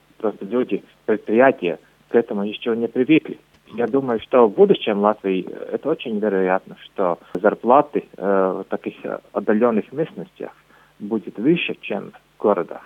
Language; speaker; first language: Russian; non-native, local second language; Latvian